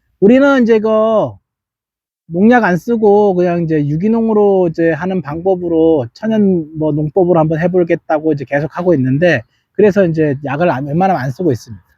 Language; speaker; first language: Korean; native; Korean